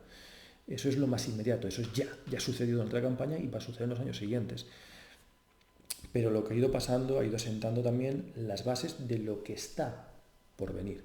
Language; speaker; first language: Spanish; native; Spanish